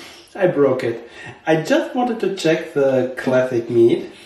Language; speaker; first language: English; non-native, learner; German